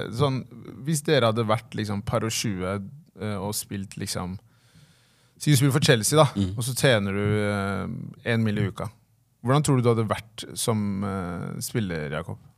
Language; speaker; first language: Norwegian; native; Norwegian